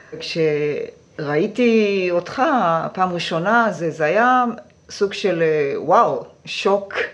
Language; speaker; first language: Hebrew; non-native, fluent; Japanese